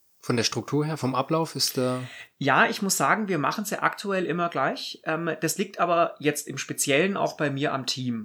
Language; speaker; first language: German; native; German